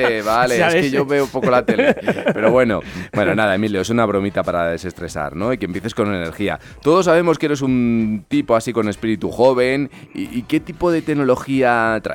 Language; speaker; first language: Spanish; native; Spanish